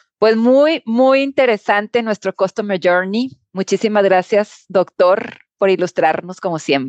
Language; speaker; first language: Spanish; native; Spanish